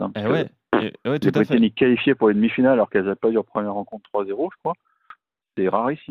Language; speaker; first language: French; native; French